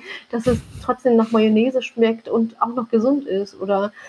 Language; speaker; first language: German; early bilingual, other home language; Turkish